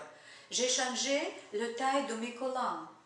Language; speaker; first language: French; non-native, learner; Russian